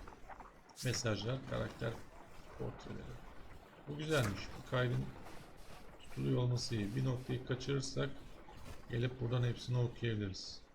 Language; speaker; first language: Turkish; native; Turkish